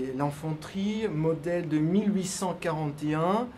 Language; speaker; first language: French; non-native, fluent; Russian